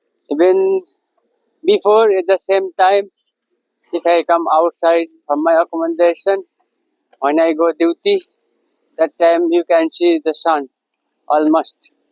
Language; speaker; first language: English; non-native, learner; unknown